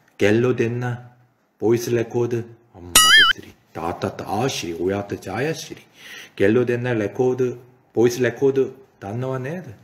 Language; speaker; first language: Sinhala; non-native, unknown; Korean